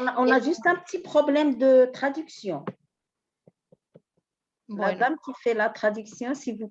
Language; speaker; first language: French; non-native, local second language; Arabic